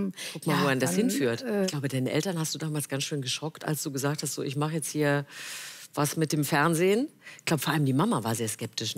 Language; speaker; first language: German; native; German